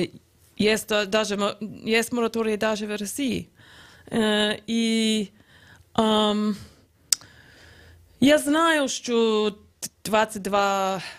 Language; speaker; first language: Russian; non-native, learner; English